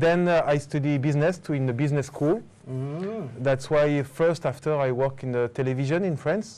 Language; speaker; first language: English; non-native, fluent; French